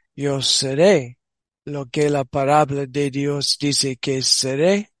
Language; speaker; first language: Spanish; non-native, learner; English